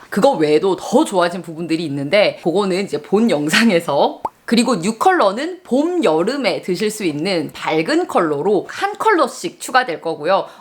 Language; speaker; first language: Korean; native; Korean